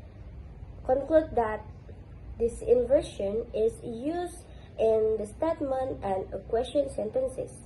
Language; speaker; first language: English; non-native, learner; Indonesian